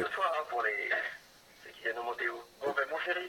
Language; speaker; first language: French; native; French